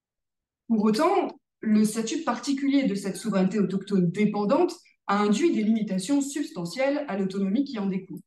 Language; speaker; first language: French; native; French